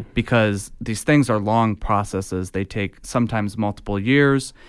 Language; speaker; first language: English; native; English